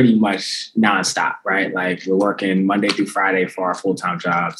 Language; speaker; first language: English; native; English